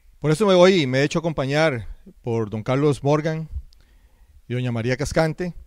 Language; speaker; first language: Spanish; native; Spanish